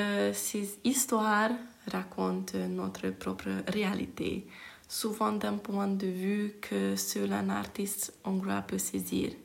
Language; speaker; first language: French; non-native, fluent; Hungarian